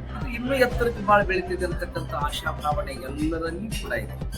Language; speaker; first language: Kannada; native; Kannada